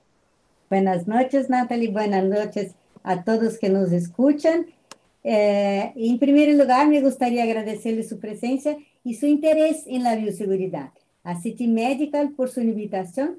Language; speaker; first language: Spanish; non-native, fluent; Portuguese